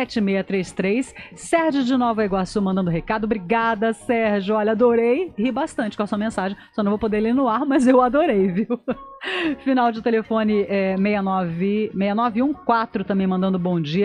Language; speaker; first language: Portuguese; native; Portuguese